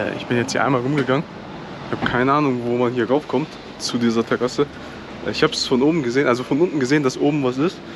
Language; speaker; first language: German; native; German